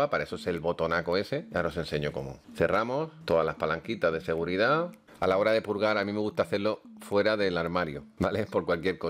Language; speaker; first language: Spanish; native; Spanish